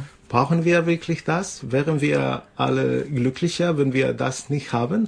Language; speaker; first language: German; non-native, fluent; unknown